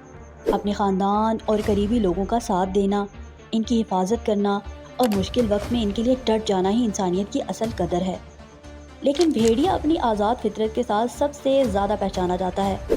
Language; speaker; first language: Urdu; native; Urdu